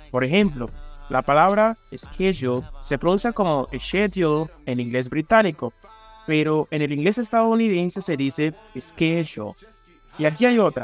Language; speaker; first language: Spanish; native; Spanish